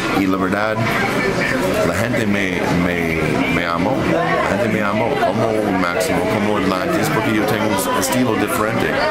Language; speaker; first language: Spanish; non-native, fluent; English